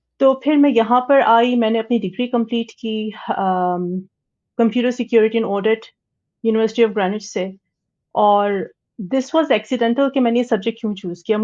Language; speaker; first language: Hindi; early bilingual, heritage; Urdu